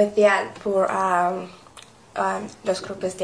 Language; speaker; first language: Spanish; non-native, learner; English